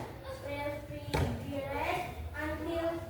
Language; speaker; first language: English; non-native, learner; Indonesian